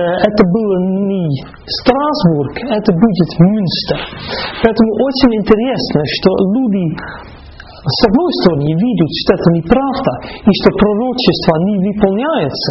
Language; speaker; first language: Russian; non-native, fluent; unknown